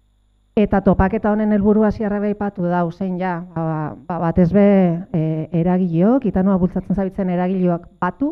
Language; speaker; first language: Basque; native; Basque